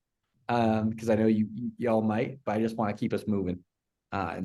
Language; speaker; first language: English; native; English